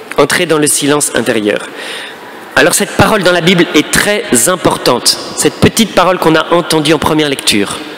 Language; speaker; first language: French; native; French